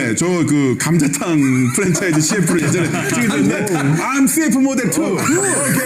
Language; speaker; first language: Korean; native; Korean